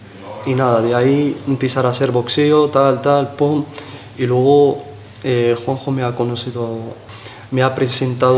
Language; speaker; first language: Spanish; non-native, learner; Arabic